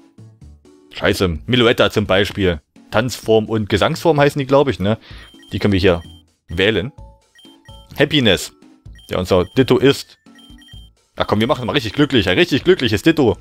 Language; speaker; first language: German; native; German